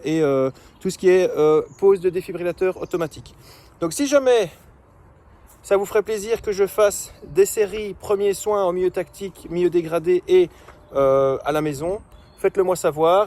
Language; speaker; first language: French; native; French